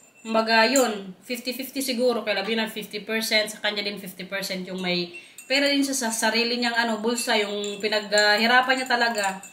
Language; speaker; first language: Filipino; non-native, local second language; Waray